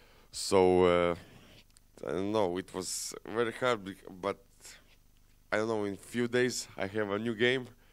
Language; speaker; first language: English; non-native, fluent; Croatian